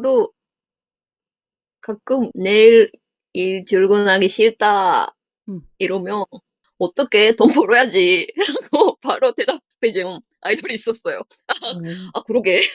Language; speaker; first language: Korean; non-native, learner; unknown